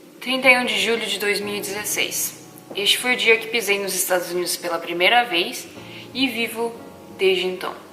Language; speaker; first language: Portuguese; non-native, local second language; Japanese